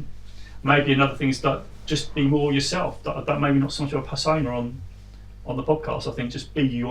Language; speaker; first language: English; native; English